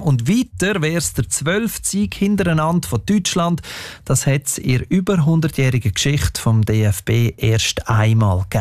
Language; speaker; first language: German; native; German